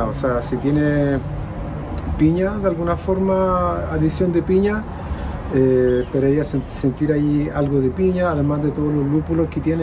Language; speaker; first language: Spanish; native; Spanish